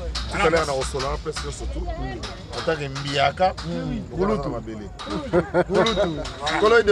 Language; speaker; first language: French; non-native, local second language; Lingala